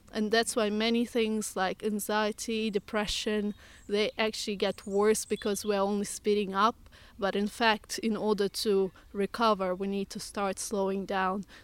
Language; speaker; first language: English; non-native, fluent; Russian